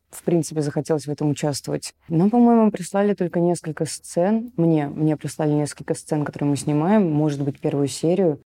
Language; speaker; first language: Russian; native; Russian